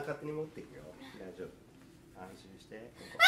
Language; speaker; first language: Japanese; native; Japanese